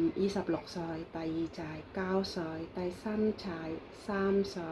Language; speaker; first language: Cantonese; non-native, learner; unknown